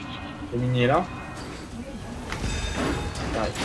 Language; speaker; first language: French; native; French